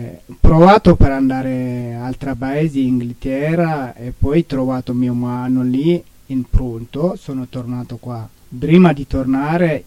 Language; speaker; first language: Italian; non-native, learner; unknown